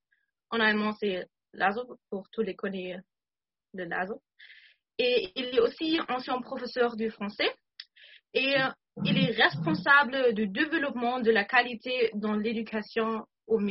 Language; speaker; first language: French; non-native, fluent; German